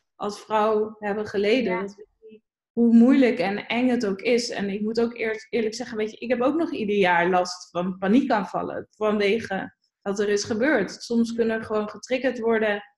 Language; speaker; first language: Dutch; native; Dutch